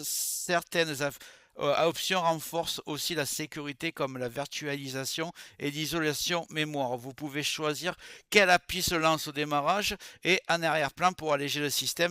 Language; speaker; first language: French; native; French